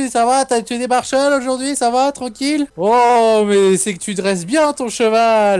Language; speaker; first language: French; native; French